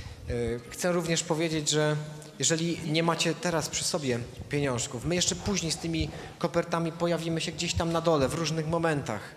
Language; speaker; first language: Polish; native; Polish